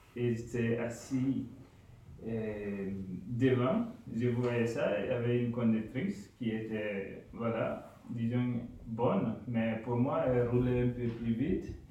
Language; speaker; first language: French; non-native, local second language; Fula